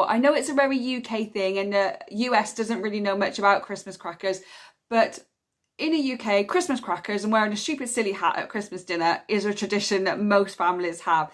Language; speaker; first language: English; native; English